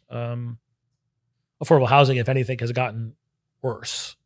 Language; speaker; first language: English; native; English